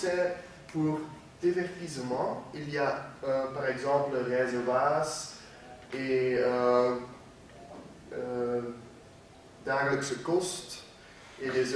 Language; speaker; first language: French; non-native, learner; Dutch